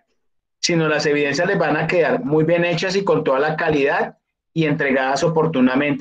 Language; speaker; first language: Spanish; native; Spanish